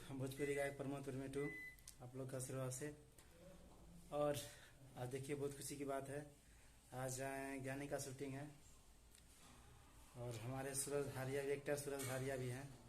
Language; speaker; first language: Hindi; non-native, local second language; Bhojpuri